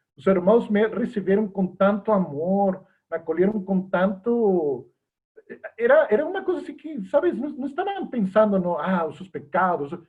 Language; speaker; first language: Portuguese; non-native, fluent; Spanish